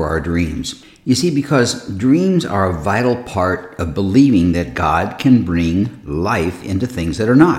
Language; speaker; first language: English; native; English